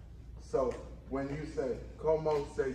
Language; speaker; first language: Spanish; non-native, learner; English